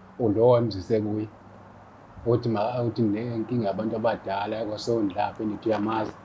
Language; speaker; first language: Zulu; non-native, local second language; Xhosa